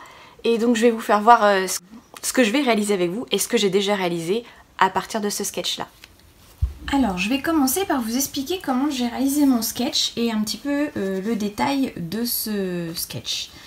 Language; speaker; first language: French; native; French